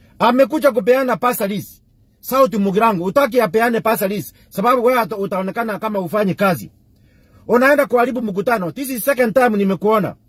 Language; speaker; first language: Swahili; non-native, local second language; Gusii